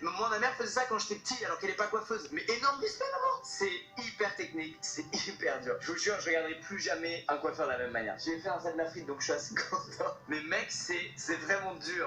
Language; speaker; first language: French; native; French